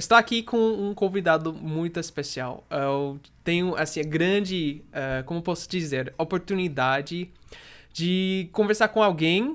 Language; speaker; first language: Portuguese; non-native, fluent; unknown